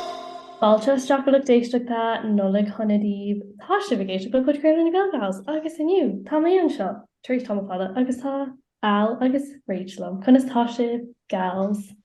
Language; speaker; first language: Irish; non-native, local second language; English